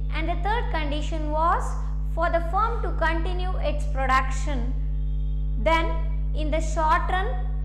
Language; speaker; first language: English; non-native, local second language; Kannada